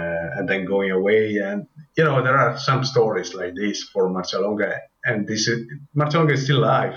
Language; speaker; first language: English; non-native, learner; Italian